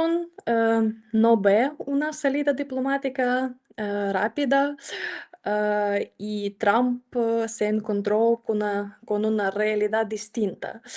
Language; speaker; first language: Spanish; non-native, fluent; Ukrainian